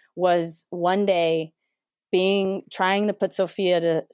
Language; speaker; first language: English; non-native, fluent; Spanish